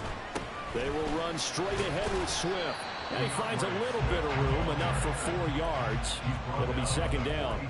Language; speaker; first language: English; native; English